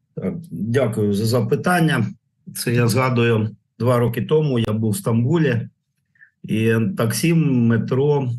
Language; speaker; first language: Ukrainian; native; Ukrainian